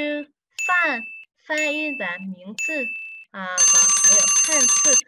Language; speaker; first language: Chinese; non-native, fluent; Vietnamese